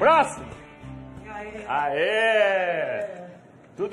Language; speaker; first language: Portuguese; native; Portuguese